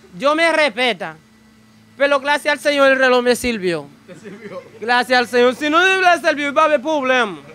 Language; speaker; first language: Spanish; non-native, learner; Haitian Creole